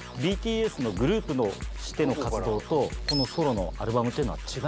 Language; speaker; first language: Japanese; native; Japanese